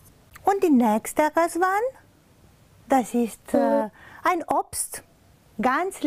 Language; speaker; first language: German; non-native, fluent; Romanian